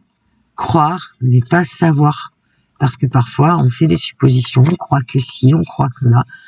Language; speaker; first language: French; native; French